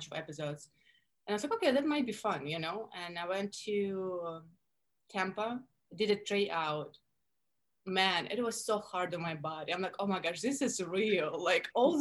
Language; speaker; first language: English; non-native, fluent; Russian